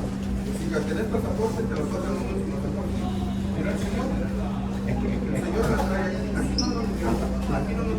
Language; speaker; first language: Spanish; native; Spanish